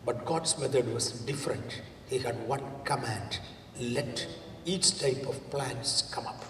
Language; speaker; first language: English; non-native, local second language; Malayalam